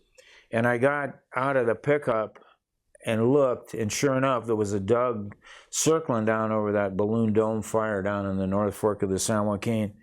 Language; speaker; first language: English; native; English